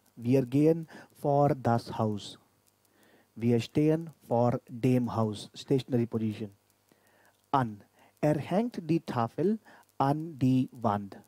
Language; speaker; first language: German; non-native, fluent; Hindi